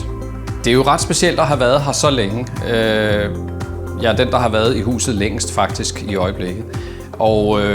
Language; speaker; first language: Danish; native; Danish